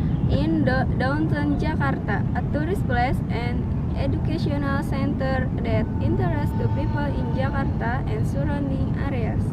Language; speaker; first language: English; non-native, learner; Indonesian